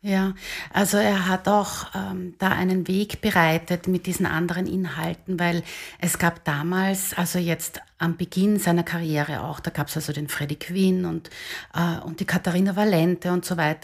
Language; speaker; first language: German; native; German